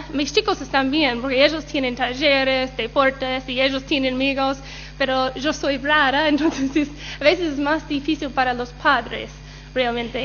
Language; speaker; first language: Spanish; non-native, learner; English